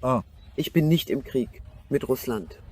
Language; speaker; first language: German; non-native, fluent; Russian